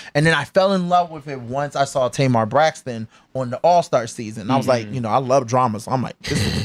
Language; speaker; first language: English; native; English